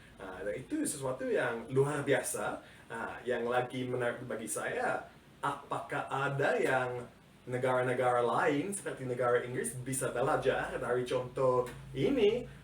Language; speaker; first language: Indonesian; non-native, fluent; English